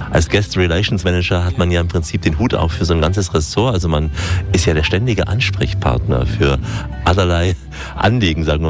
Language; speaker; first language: German; native; German